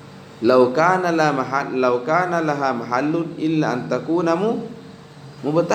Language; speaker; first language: Arabic; non-native, fluent; Indonesian